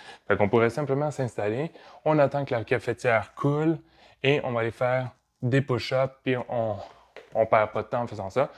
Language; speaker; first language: French; native; French